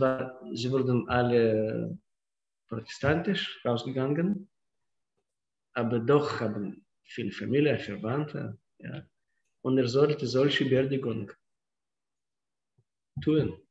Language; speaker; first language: German; non-native, fluent; Russian